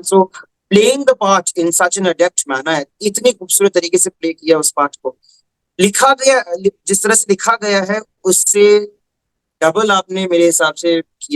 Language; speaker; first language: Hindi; native; Hindi